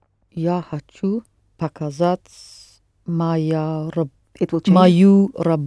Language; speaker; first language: Russian; non-native, learner; English